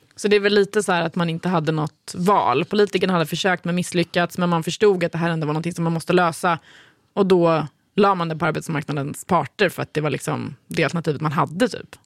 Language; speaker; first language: Swedish; native; Swedish